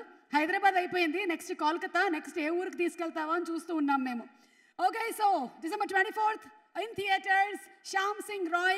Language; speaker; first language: Telugu; native; Telugu